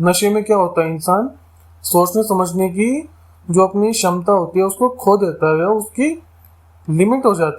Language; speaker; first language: Hindi; native; Hindi